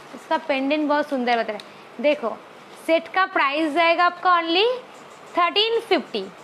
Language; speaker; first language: Hindi; non-native, local second language; Bangla